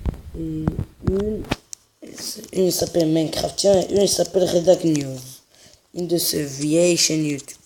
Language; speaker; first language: French; non-native, local second language; Arabic